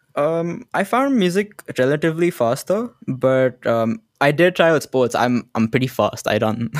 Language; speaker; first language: English; non-native, local second language; Hindi